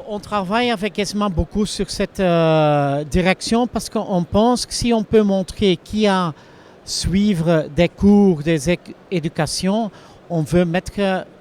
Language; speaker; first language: French; non-native, local second language; Dutch